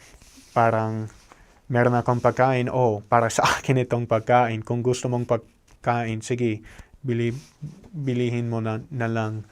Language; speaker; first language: Filipino; non-native, fluent; English